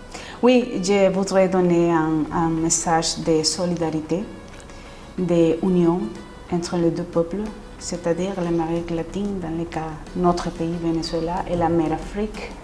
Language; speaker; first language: French; non-native, fluent; Spanish